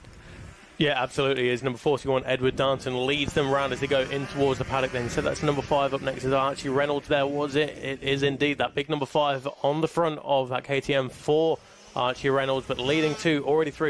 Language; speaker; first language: English; native; English